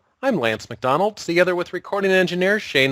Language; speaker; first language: English; native; English